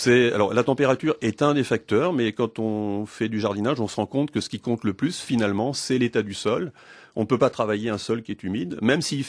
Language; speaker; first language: French; native; French